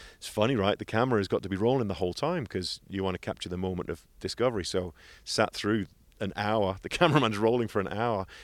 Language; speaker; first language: English; native; English